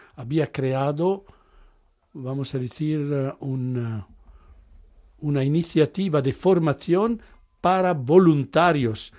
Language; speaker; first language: Spanish; non-native, fluent; Italian